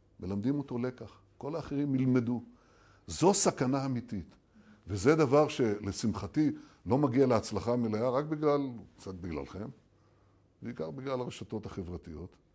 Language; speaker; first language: Hebrew; native; Hebrew